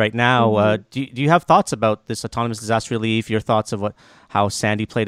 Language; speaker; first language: English; native; English